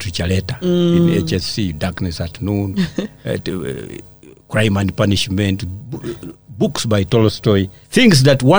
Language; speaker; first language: English; non-native, local second language; Ganda